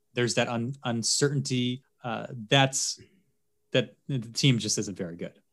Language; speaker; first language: English; native; English